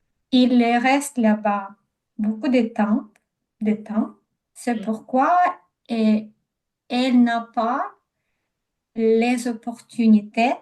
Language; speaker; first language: French; non-native, learner; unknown